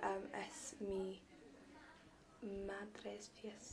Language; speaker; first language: Spanish; non-native, learner; English